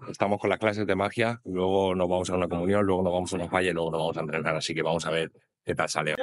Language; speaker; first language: Spanish; native; Spanish